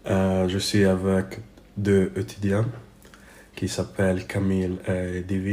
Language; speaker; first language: French; non-native, learner; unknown